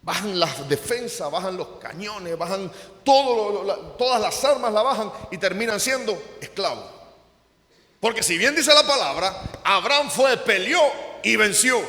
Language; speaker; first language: Spanish; native; Spanish